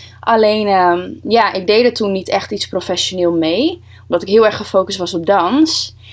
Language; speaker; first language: Dutch; early bilingual, other home language; Russian